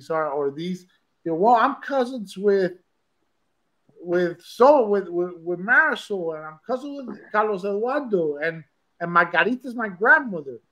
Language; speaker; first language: English; early bilingual, other home language; Spanish